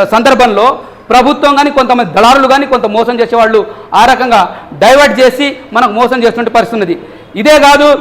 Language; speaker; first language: Telugu; non-native, local second language; Lambadi